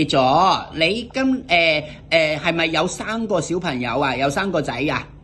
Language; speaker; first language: Cantonese; native; Cantonese